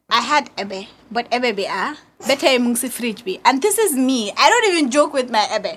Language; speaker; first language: English; non-native, local second language; Wolof